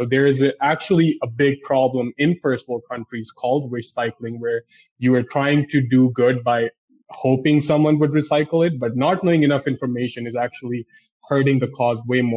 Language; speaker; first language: English; non-native, local second language; Urdu